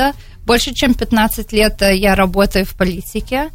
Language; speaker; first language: Russian; early bilingual, heritage; Russian